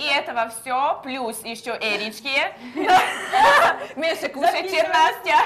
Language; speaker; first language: Russian; non-native, learner; Hungarian